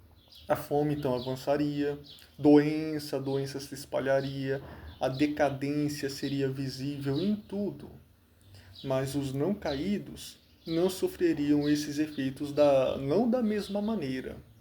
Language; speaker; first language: Portuguese; native; Portuguese